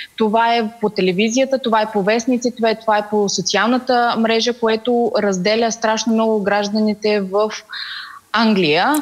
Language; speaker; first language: Bulgarian; native; Bulgarian